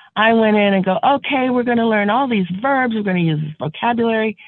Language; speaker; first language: English; native; English